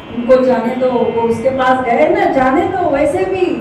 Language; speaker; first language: Hindi; non-native, local second language; Marathi